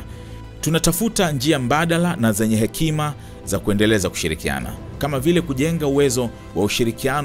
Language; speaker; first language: Swahili; native; Swahili